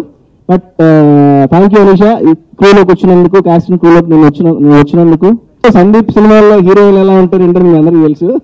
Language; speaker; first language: Telugu; native; Telugu